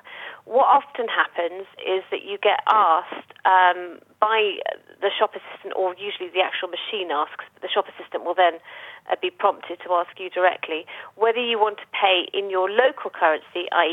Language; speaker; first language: English; native; English